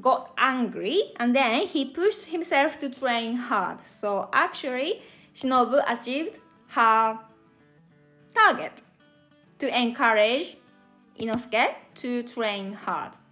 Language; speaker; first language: English; non-native, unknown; Japanese